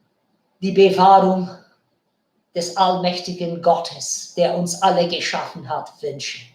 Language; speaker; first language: German; non-native, fluent; Bangla